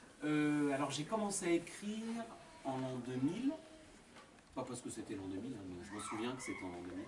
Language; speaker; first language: French; native; French